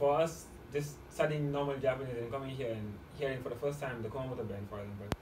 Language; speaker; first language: English; non-native, fluent; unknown